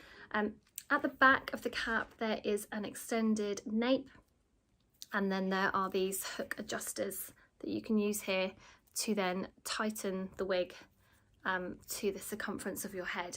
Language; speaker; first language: English; native; English